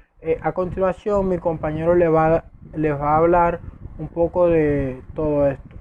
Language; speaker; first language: Spanish; native; Spanish